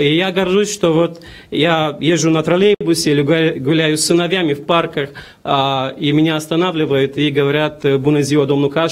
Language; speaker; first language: Russian; non-native, local second language; Romanian